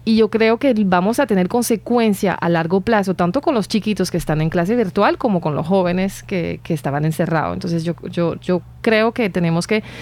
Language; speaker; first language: Spanish; non-native, fluent; French